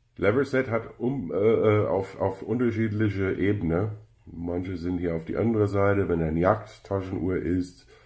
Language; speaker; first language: German; non-native, fluent; English